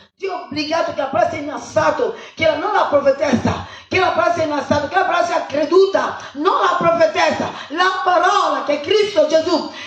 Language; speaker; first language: Italian; non-native, fluent; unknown